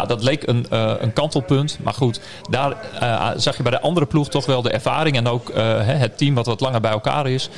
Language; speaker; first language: Dutch; native; Dutch